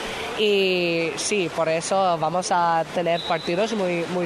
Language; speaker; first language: Spanish; non-native, fluent; English